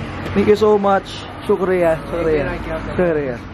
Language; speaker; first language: English; non-native, learner; Filipino